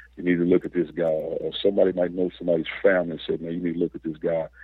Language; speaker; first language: English; native; English